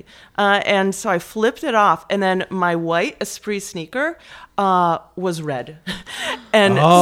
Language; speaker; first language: English; early bilingual, other home language; Polish